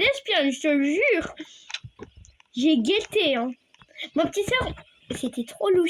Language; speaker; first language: French; native; French